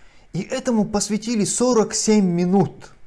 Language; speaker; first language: Russian; non-native, local second language; Chechen